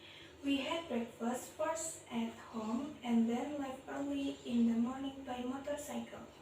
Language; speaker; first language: English; non-native, learner; Indonesian